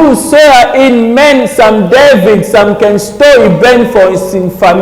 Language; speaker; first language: Swedish; non-native, learner; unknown